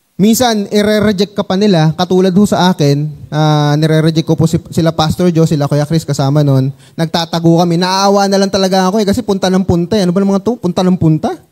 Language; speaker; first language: Filipino; non-native, local second language; Cebuano